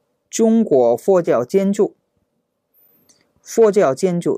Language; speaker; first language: Chinese; non-native, fluent; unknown